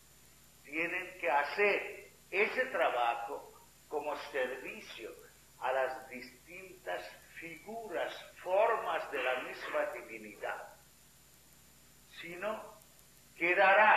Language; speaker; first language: Spanish; non-native, fluent; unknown